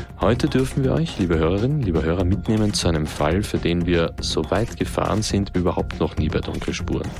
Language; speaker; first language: German; native; German